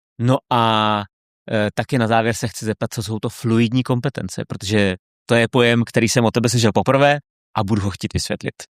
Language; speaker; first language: Czech; native; Czech